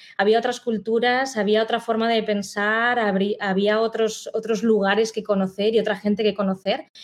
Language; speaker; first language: Spanish; native; Spanish